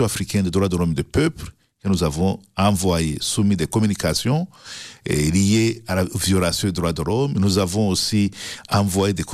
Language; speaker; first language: French; non-native, local second language; Rundi